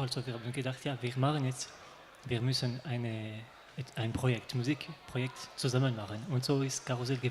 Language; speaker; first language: German; non-native, local second language; French